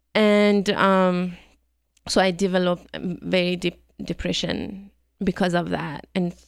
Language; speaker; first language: English; non-native, fluent; Persian